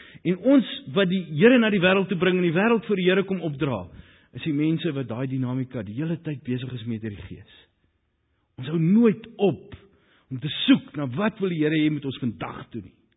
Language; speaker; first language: Afrikaans; native; Afrikaans